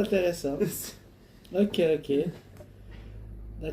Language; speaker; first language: French; native; French